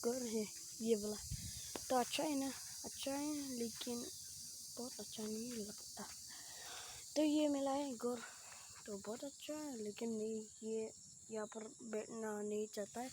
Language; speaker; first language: Hindi; non-native, local second language; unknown